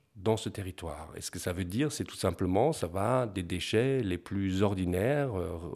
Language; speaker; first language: French; non-native, fluent; German